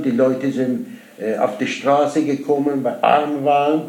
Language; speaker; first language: German; non-native, learner; Persian